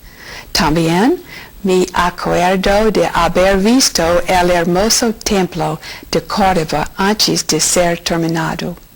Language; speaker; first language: Spanish; non-native, learner; English